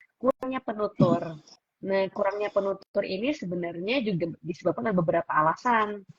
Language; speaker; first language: Indonesian; native; Indonesian